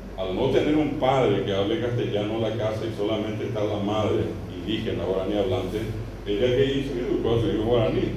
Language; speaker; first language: Spanish; non-native, local second language; Guarani